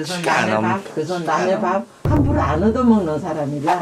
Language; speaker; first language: Korean; native; Korean